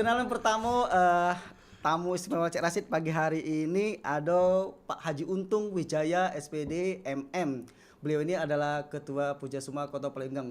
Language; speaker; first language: Indonesian; native; Indonesian